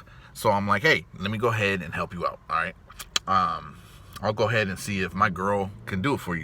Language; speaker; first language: English; native; English